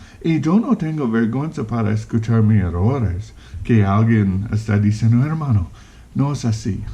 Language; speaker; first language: Spanish; non-native, fluent; English